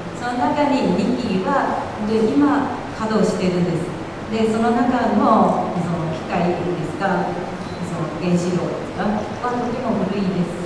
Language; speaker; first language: Japanese; non-native, fluent; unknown